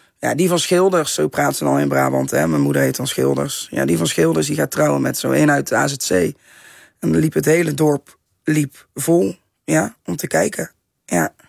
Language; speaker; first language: Dutch; native; Dutch